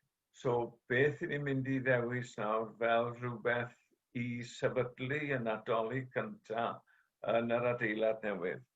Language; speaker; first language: Welsh; native; Welsh